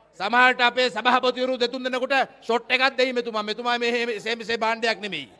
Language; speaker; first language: Sinhala; native; Sinhala